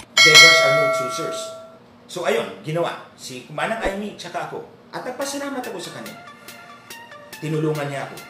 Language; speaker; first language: Filipino; non-native, local second language; Waray